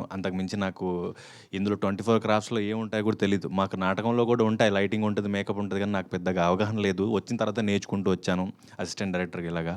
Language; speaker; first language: Telugu; native; Telugu